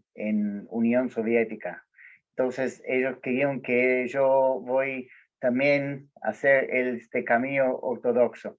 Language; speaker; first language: Spanish; non-native, learner; Portuguese